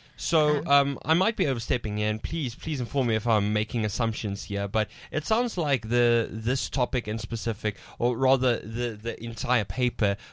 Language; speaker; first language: English; non-native, local second language; Afrikaans